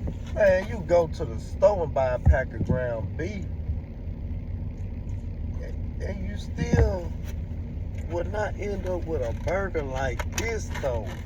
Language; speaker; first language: English; native; English